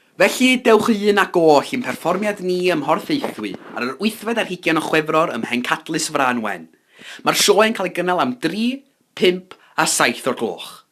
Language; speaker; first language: Welsh; native; Welsh